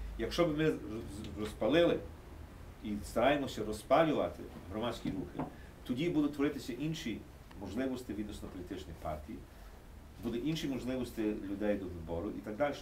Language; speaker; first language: Ukrainian; early bilingual, heritage; English